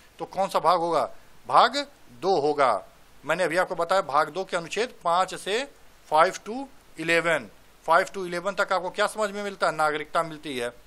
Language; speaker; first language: Hindi; native; Hindi